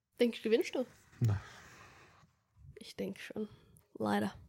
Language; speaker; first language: German; non-native, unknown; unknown